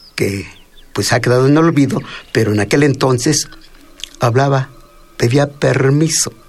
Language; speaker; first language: Spanish; non-native, local second language; Mixtepec Mixtec